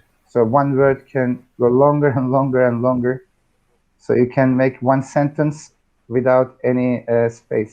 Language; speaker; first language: English; non-native, fluent; Turkish